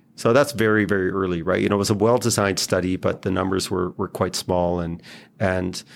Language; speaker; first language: English; non-native, fluent; Hebrew